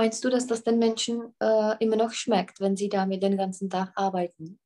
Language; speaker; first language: German; non-native, fluent; Czech